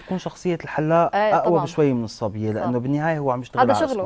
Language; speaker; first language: Arabic; native; Arabic